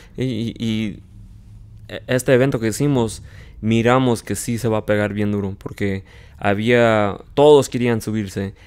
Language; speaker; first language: Spanish; early bilingual, heritage; Spanish